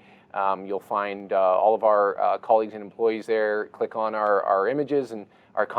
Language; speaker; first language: English; native; English